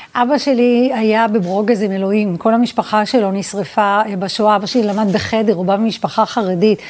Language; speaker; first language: Hebrew; early bilingual, other home language; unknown